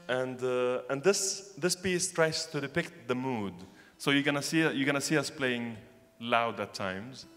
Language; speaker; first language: English; non-native, fluent; Arabic